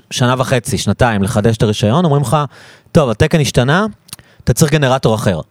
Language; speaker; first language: Hebrew; native; Hebrew